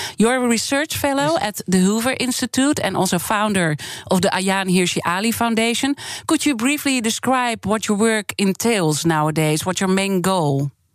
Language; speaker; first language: English; non-native, fluent; Dutch